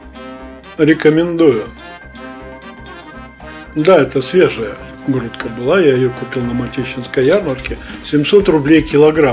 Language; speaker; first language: Russian; native; Russian